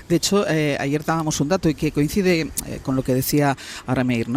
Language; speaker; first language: Spanish; native; Spanish